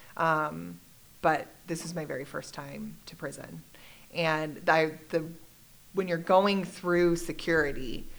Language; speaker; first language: English; native; English